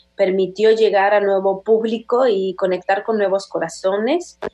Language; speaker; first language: Spanish; native; Spanish